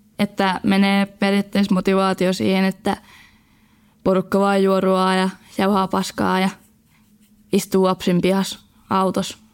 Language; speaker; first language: Finnish; native; Finnish